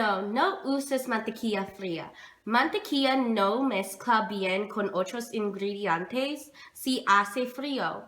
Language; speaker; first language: Spanish; non-native, learner; English